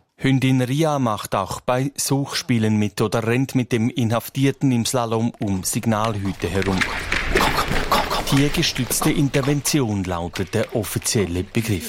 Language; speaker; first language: German; native; German